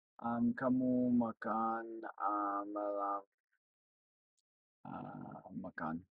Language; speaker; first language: Indonesian; non-native, learner; English